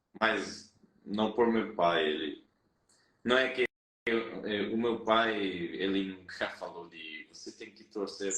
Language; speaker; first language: Portuguese; non-native, fluent; Spanish